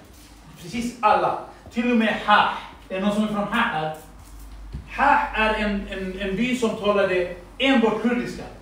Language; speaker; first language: Swedish; early bilingual, other home language; Assyrian Neo-Aramaic